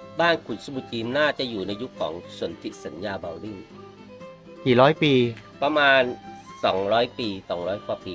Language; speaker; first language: Thai; native; Thai